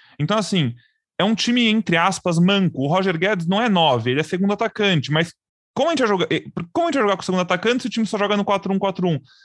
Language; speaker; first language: Portuguese; native; Portuguese